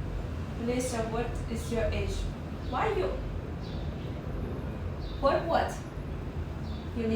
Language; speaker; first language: English; non-native, learner; Russian